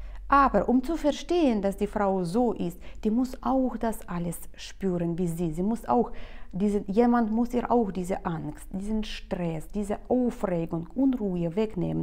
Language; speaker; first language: German; non-native, fluent; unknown